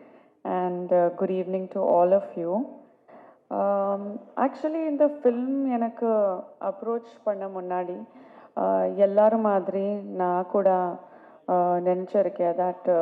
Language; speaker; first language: Tamil; non-native, fluent; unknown